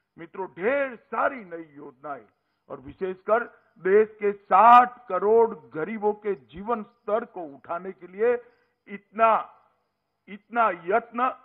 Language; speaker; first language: Hindi; non-native, local second language; Gujarati